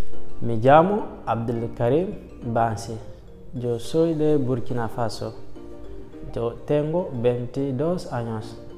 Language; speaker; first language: Spanish; non-native, learner; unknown